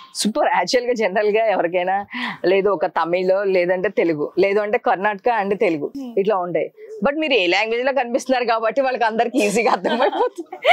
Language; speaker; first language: Telugu; native; Telugu